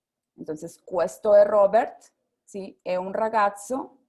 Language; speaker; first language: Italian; non-native, fluent; Spanish